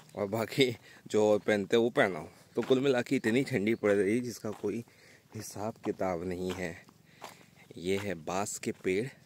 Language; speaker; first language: Hindi; native; Hindi